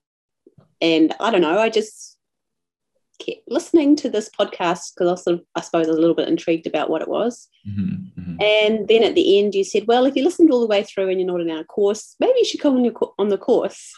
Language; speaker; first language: English; native; English